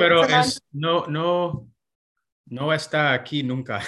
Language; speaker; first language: Spanish; non-native, learner; English